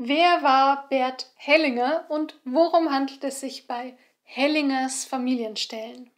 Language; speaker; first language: German; native; German